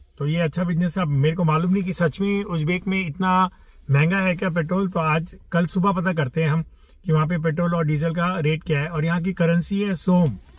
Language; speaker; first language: Hindi; native; Hindi